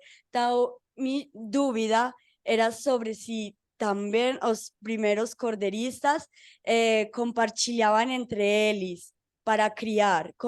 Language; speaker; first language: Portuguese; non-native, fluent; Spanish